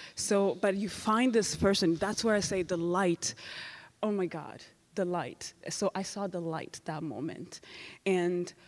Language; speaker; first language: English; non-native, local second language; Kinyarwanda